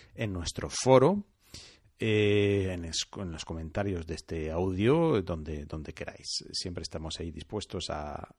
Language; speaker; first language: Spanish; non-native, fluent; French